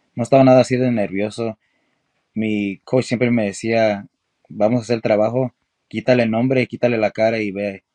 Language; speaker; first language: Spanish; early bilingual, heritage; Spanish